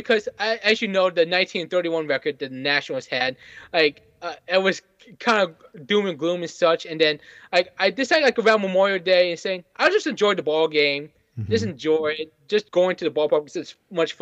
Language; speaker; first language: English; native; English